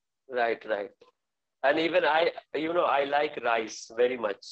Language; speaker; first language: English; non-native, learner; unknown